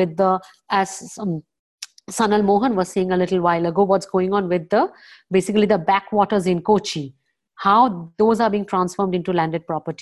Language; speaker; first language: English; non-native, local second language; Bangla